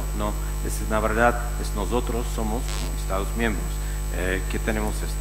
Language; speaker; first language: Spanish; non-native, fluent; Czech